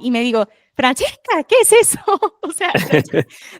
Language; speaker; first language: Spanish; non-native, fluent; English